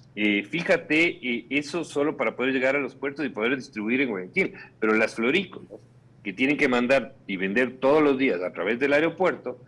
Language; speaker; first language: Spanish; native; Spanish